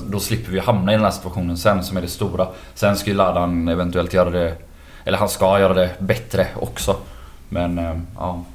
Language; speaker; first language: Swedish; native; Swedish